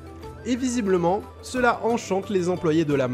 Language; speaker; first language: French; native; French